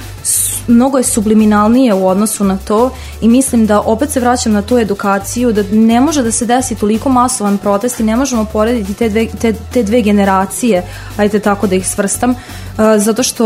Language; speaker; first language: Serbian; native; Serbian